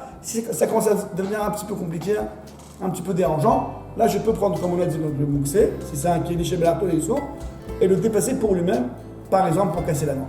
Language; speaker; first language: French; native; French